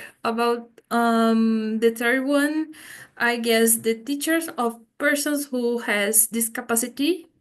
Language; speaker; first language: English; non-native, fluent; Portuguese